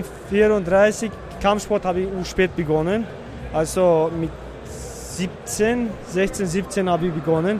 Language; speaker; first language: German; non-native, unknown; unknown